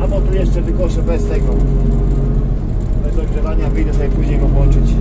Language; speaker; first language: Polish; native; Polish